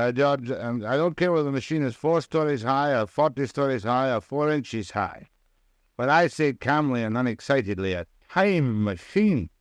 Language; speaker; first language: English; native; English